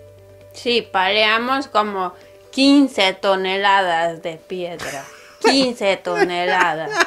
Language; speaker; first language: Spanish; non-native, fluent; Hungarian